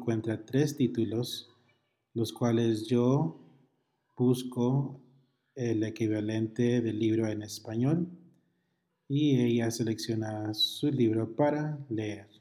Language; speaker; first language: Spanish; early bilingual, heritage; Spanish